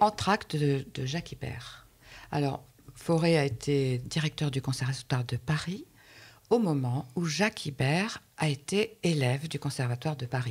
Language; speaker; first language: French; native; French